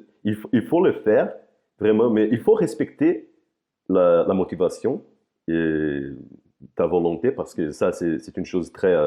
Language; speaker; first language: French; non-native, fluent; Portuguese